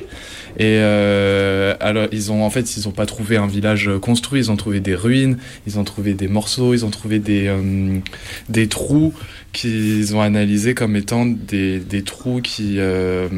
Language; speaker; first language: French; native; French